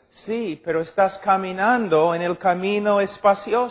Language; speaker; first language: Spanish; non-native, fluent; English